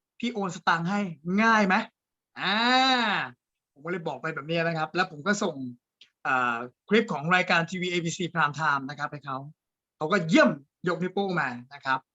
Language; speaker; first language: Thai; native; Thai